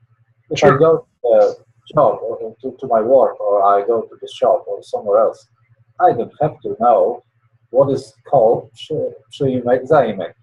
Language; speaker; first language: English; non-native, learner; Polish